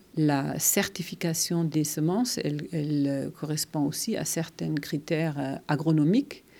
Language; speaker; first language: French; non-native, fluent; German